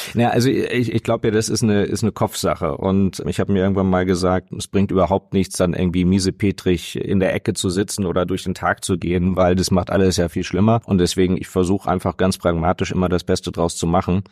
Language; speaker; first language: German; native; German